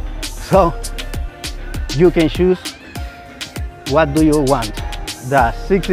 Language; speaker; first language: English; non-native, learner; Spanish